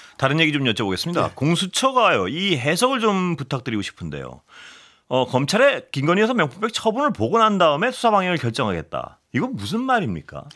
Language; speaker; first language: Korean; native; Korean